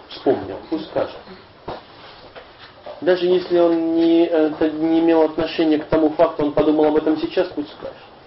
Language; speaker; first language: Russian; native; Russian